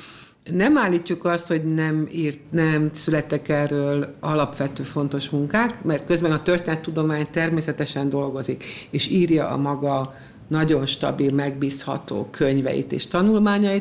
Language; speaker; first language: Hungarian; native; Hungarian